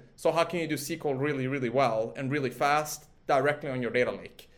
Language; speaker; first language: English; early bilingual, other home language; Swedish